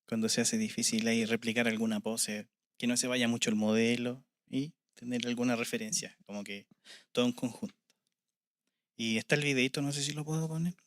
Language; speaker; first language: Spanish; native; Spanish